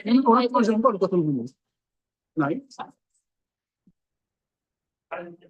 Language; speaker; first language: Japanese; native; Japanese